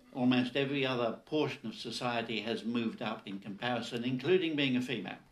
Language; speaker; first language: English; native; English